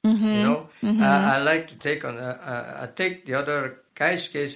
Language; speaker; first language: English; native; English